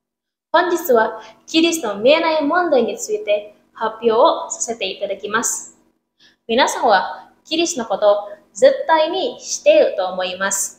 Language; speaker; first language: Japanese; non-native, learner; Indonesian